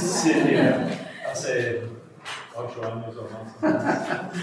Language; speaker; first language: Spanish; non-native, learner; English